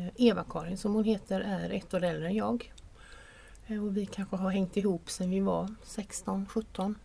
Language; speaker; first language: Swedish; native; Swedish